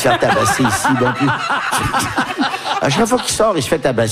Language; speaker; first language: French; early bilingual, other home language; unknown